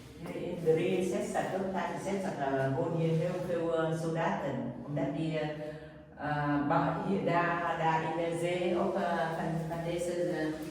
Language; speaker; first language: Dutch; non-native, learner; Vietnamese